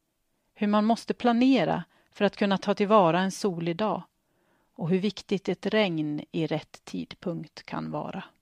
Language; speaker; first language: Swedish; native; Swedish